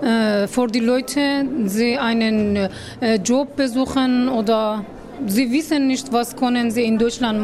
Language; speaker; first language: German; non-native, learner; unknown